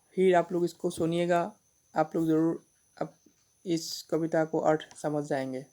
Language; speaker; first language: Hindi; non-native, local second language; Assamese